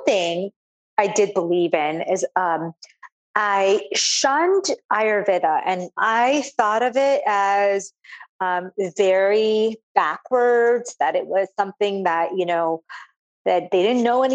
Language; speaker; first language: English; native; English